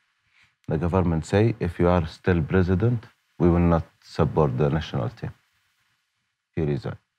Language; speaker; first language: English; non-native, learner; Arabic